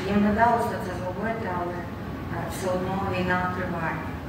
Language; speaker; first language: Ukrainian; native; Ukrainian